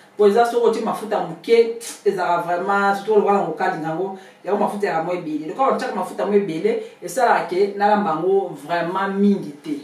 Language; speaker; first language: Lingala; native; Lingala